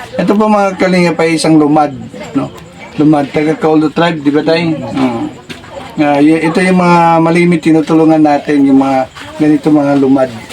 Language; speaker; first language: Filipino; non-native, local second language; Cebuano